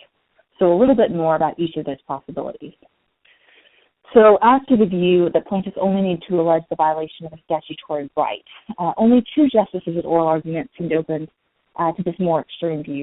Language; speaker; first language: English; native; English